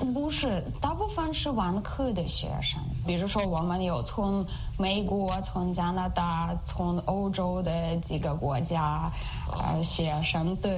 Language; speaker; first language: Chinese; non-native, learner; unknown